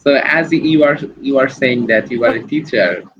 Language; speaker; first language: English; non-native, learner; Bangla